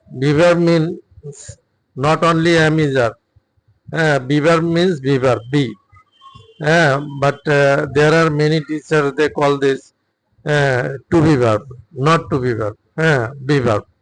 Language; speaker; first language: English; non-native, local second language; Bangla